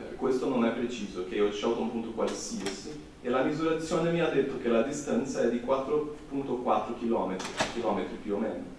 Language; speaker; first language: Italian; non-native, fluent; Portuguese